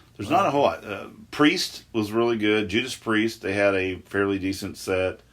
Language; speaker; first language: English; native; English